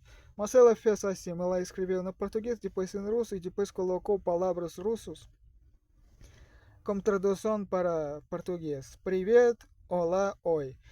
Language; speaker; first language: Portuguese; non-native, fluent; Russian